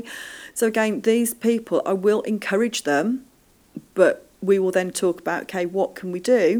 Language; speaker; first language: English; native; English